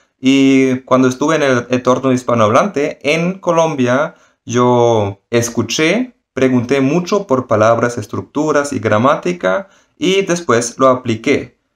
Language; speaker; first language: Spanish; non-native, fluent; German